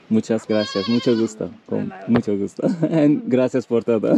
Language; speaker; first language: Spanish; non-native, learner; Turkish